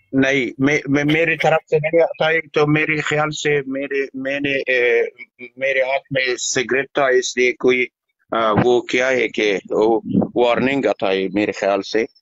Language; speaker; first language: Hindi; non-native, learner; Persian